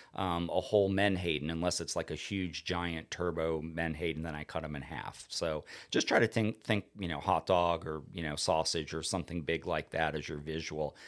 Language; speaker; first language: English; native; English